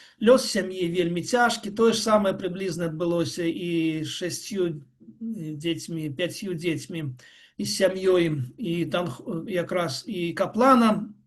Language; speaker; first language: Belarusian; non-native, local second language; Russian